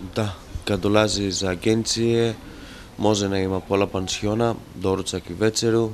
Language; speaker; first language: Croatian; non-native, learner; Greek